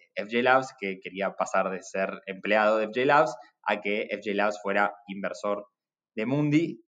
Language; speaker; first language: Spanish; native; Spanish